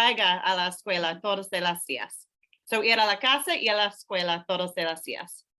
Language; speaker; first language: Spanish; non-native, learner; English